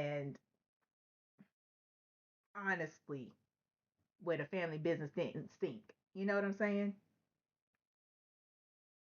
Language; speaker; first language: English; native; English